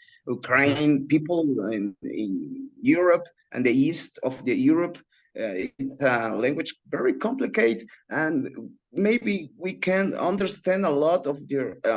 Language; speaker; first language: English; non-native, learner; Spanish